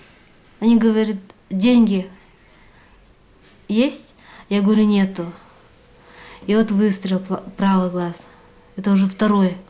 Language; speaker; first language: Russian; native; Russian